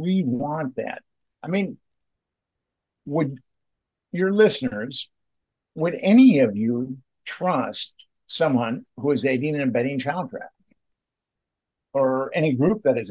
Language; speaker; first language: English; native; English